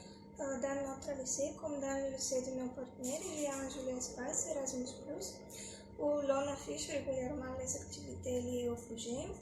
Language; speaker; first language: French; non-native, local second language; Luxembourgish